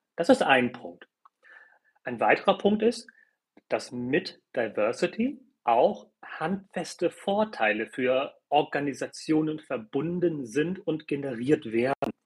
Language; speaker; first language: German; early bilingual, other home language; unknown